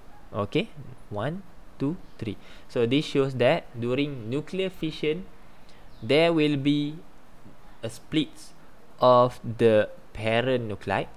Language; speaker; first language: English; non-native, local second language; Malay